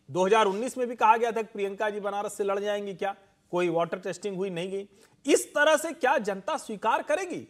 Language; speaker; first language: Hindi; native; Hindi